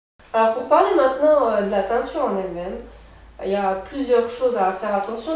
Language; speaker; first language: French; native; French